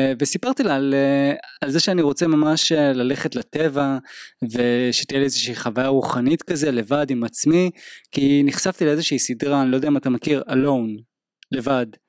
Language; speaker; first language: Hebrew; native; Hebrew